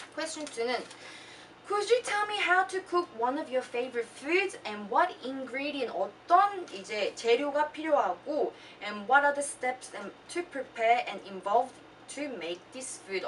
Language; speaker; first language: English; early bilingual, other home language; Korean